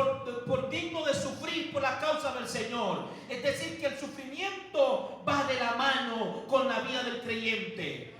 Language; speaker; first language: Spanish; native; Spanish